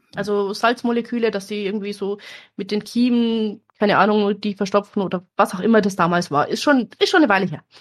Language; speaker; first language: German; native; German